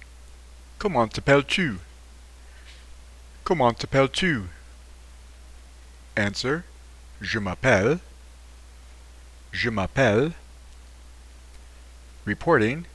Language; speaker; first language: French; non-native, fluent; English